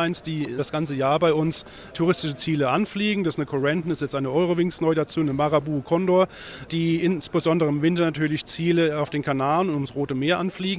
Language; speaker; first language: German; native; German